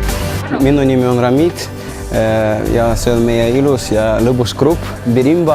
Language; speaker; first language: Estonian; non-native, local second language; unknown